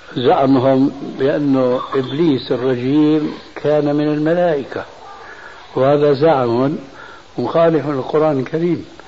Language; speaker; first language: Arabic; early bilingual, other home language; Albanian